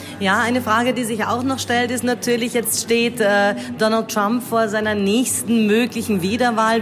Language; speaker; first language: German; native; German